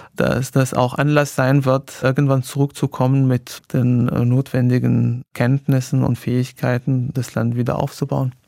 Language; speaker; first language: German; non-native, fluent; Arabic